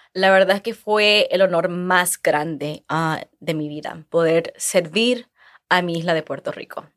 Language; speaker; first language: Spanish; early bilingual, heritage; Spanish